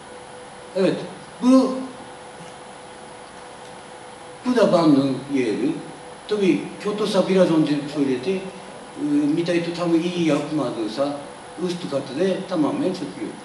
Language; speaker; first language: Turkish; non-native, learner; Japanese